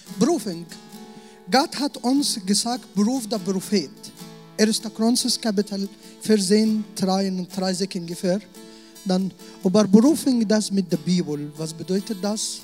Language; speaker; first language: German; non-native, learner; Arabic